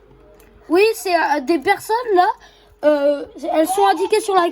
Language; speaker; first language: French; native; French